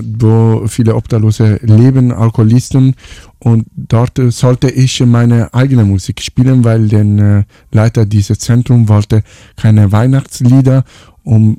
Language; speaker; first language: German; non-native, fluent; Italian